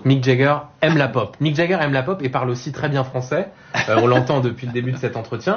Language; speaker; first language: French; native; French